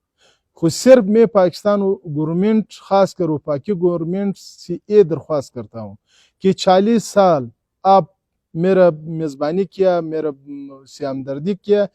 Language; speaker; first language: Hindi; non-native, fluent; Pashto